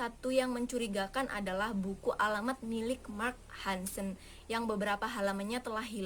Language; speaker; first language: Indonesian; native; Indonesian